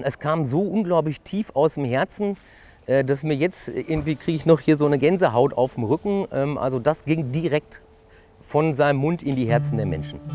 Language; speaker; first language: German; native; German